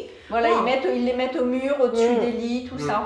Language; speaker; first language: French; native; French